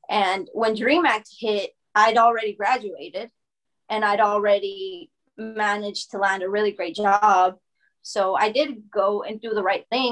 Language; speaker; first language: English; early bilingual, other home language; Spanish